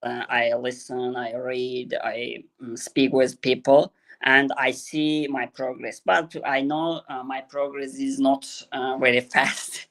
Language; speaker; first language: English; non-native, learner; Azerbaijani